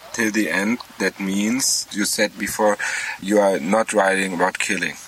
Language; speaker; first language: English; non-native, fluent; German